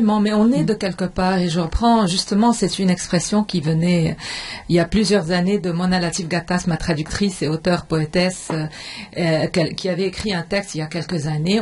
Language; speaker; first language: French; non-native, fluent; Arabic